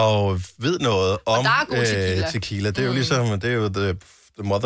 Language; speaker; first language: Danish; native; Danish